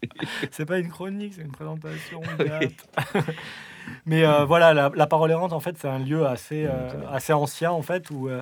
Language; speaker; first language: French; native; French